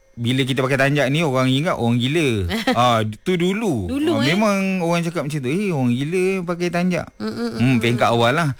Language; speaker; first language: Malay; native; Malay